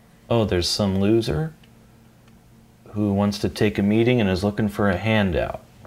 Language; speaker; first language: English; native; English